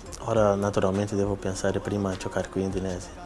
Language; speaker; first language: Italian; non-native, learner; Portuguese